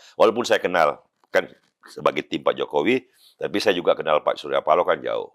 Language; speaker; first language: Indonesian; native; Indonesian